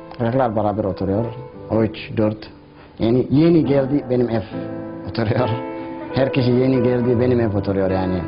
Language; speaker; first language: Turkish; non-native, learner; Somali